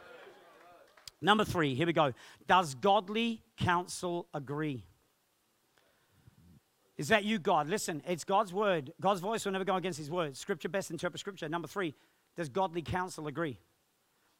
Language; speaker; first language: English; native; English